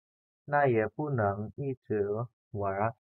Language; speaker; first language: Chinese; non-native, fluent; Indonesian